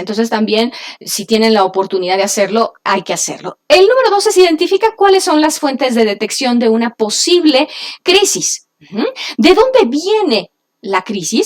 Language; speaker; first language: Spanish; native; Spanish